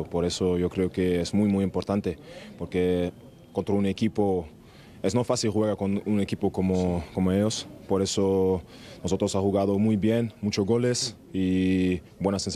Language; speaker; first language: Spanish; non-native, fluent; German